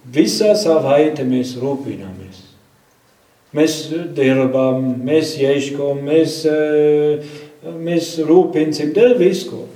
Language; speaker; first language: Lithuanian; non-native, fluent; German